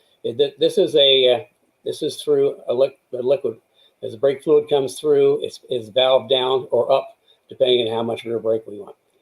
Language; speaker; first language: English; native; English